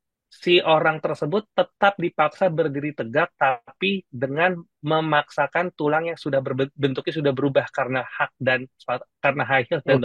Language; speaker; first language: Indonesian; native; Indonesian